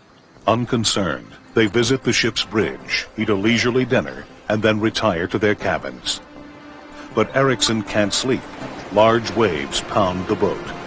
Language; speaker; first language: English; native; English